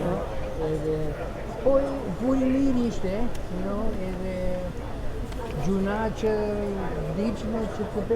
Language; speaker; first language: Albanian; early bilingual, heritage; Albanian